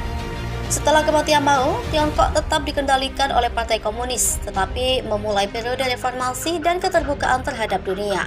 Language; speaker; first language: Indonesian; native; Indonesian